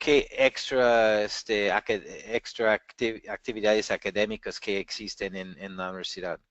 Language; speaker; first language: Spanish; non-native, fluent; English